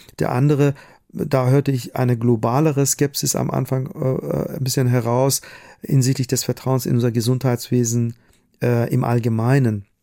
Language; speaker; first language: German; non-native, fluent; Persian